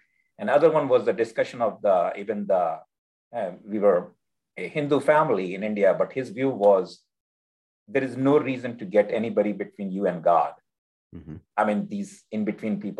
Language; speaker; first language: English; non-native, local second language; Hindi